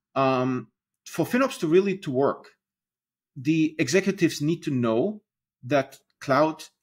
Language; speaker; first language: English; non-native, fluent; German